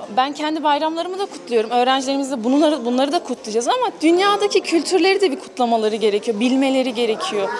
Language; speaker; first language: Turkish; early bilingual, heritage; Turkish